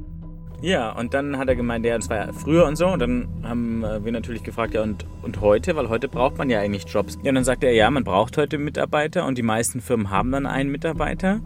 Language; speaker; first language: German; native; German